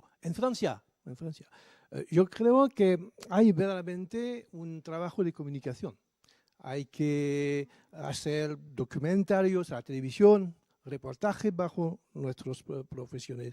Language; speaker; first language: Spanish; non-native, fluent; French